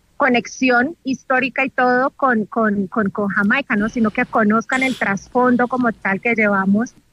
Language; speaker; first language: Spanish; non-native, local second language; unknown